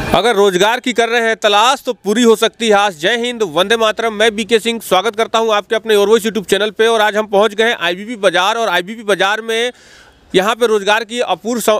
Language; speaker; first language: Hindi; native; Hindi